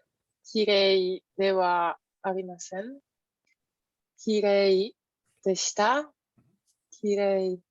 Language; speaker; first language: Japanese; non-native, learner; Polish